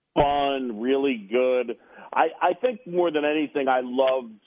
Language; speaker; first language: English; native; English